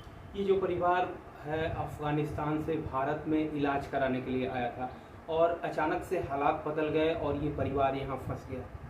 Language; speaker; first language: Hindi; native; Hindi